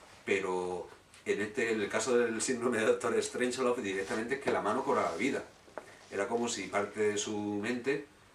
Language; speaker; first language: Spanish; native; Spanish